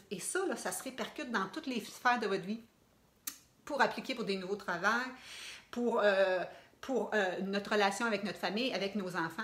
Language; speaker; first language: French; native; French